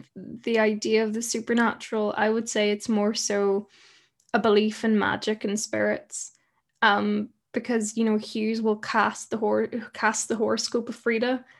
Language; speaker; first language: English; native; English